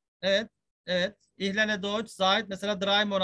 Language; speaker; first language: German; non-native, fluent; Turkish